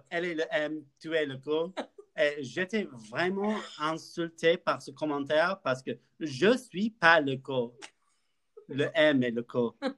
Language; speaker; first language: French; non-native, learner; English